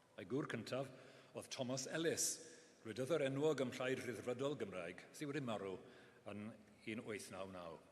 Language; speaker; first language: Welsh; non-native, local second language; English